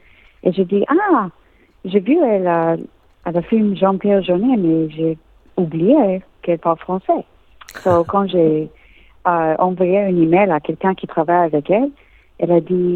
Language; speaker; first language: French; non-native, learner; English